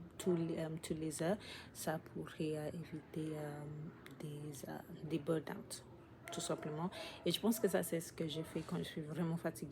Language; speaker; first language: French; non-native, learner; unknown